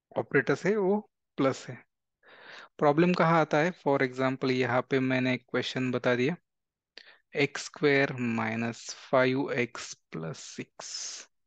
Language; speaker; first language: Hindi; non-native, local second language; Marathi